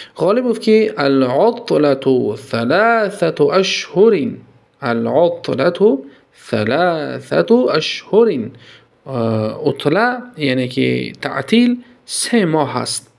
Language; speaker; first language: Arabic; non-native, fluent; Tajik